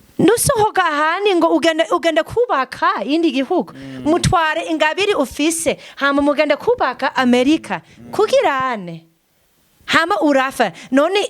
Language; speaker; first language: Rundi; non-native, fluent; English